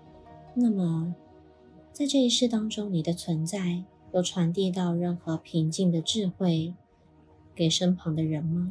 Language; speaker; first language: Chinese; native; Chinese